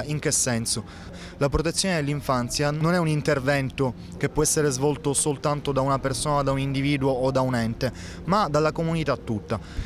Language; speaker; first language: Italian; native; Italian